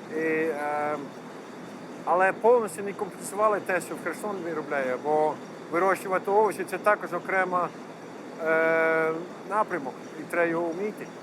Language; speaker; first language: Ukrainian; non-native, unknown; Dutch